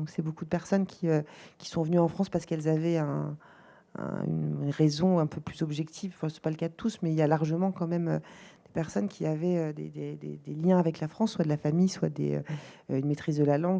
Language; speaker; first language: French; native; French